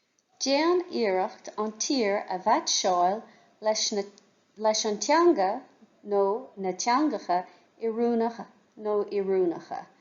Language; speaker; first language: Irish; non-native, local second language; English